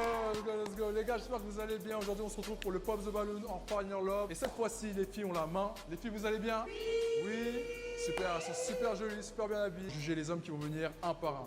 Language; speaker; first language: French; native; French